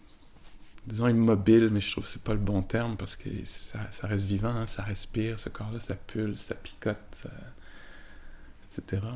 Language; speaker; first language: French; native; French